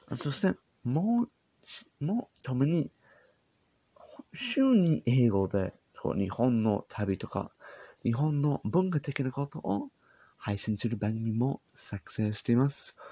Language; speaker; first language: Japanese; non-native, learner; English